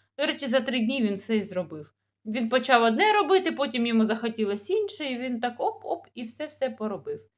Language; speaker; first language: Ukrainian; non-native, local second language; Russian